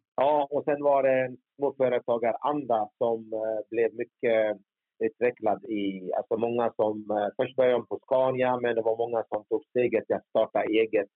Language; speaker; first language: Swedish; early bilingual, other home language; Turoyo